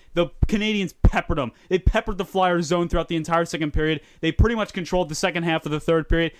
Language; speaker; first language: English; native; English